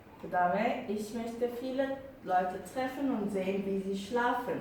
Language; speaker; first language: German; non-native, fluent; Korean